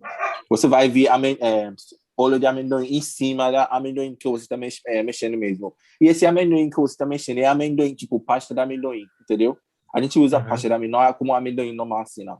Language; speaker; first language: Portuguese; non-native, learner; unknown